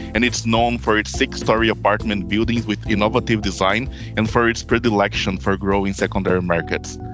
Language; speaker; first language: English; non-native, fluent; Portuguese